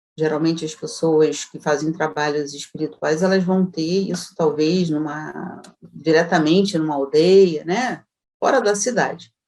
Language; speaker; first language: Portuguese; native; Portuguese